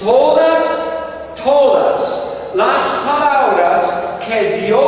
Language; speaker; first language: Spanish; non-native, fluent; English